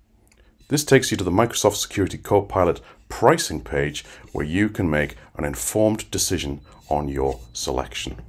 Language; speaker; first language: English; native; English